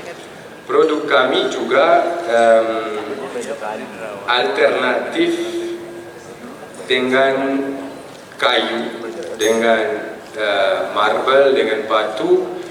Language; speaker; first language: Indonesian; non-native, fluent; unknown